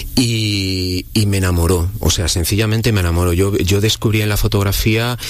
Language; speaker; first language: Spanish; native; Spanish